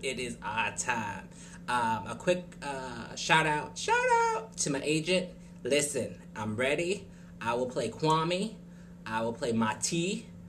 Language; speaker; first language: English; native; English